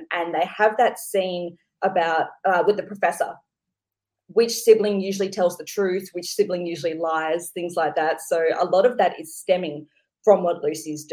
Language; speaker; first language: English; native; English